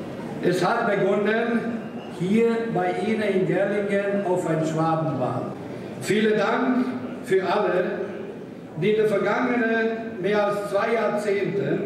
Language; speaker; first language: German; non-native, learner; Hungarian